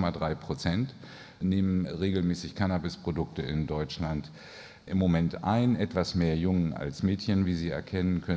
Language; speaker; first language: German; native; German